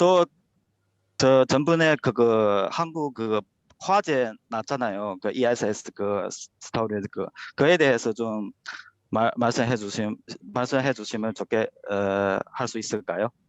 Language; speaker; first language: Korean; non-native, fluent; Chinese